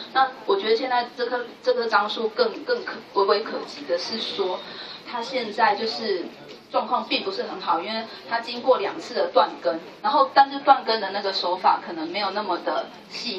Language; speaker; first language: Chinese; native; Chinese